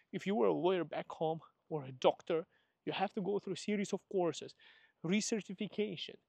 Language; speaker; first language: English; non-native, fluent; Russian